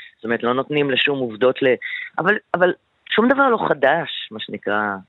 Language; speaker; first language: Hebrew; native; Hebrew